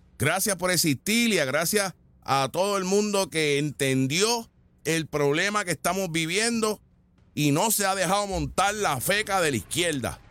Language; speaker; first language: Spanish; native; Spanish